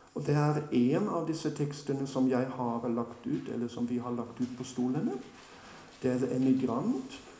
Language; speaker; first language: Norwegian; non-native, fluent; German